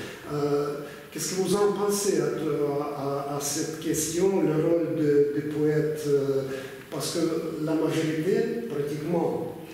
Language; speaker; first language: French; non-native, fluent; Russian